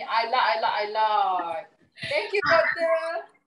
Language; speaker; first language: English; non-native, local second language; Malay